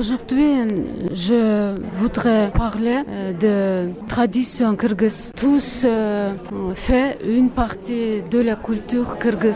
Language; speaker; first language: French; non-native, learner; Kyrgyz